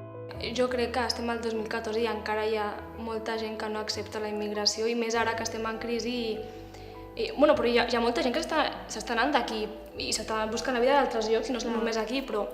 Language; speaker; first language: Catalan; early bilingual, other home language; Arabic